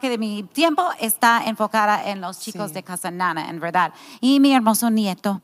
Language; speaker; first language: Spanish; non-native, fluent; English